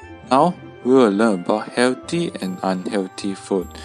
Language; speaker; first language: English; non-native, local second language; Chinese